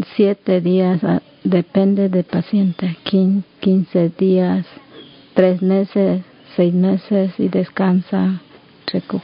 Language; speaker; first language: Spanish; non-native, local second language; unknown